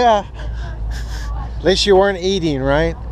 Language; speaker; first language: English; native; English